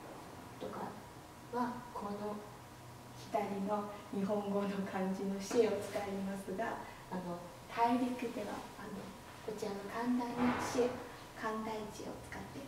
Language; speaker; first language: Japanese; non-native, fluent; Chinese